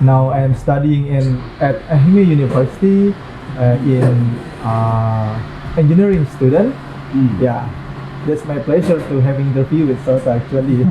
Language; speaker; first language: English; non-native, learner; Indonesian